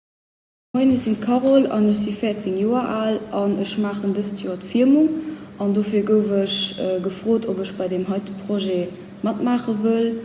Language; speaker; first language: German; non-native, local second language; Luxembourgish